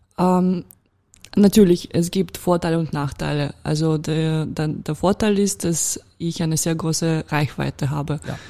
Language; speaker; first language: German; non-native, fluent; Russian